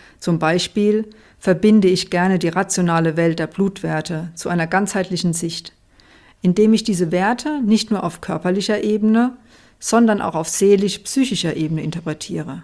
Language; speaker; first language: German; native; German